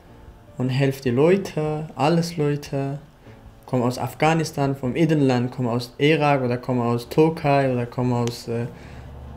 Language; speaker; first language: German; non-native, learner; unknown